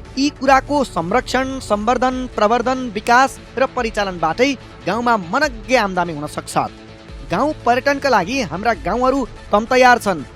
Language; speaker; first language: Nepali; native; Nepali